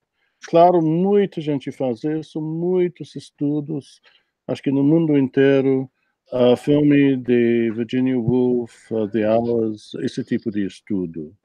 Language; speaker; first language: Portuguese; non-native, fluent; English